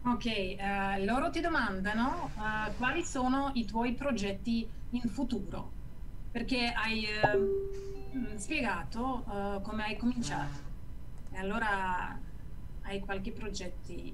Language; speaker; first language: Italian; non-native, fluent; Serbian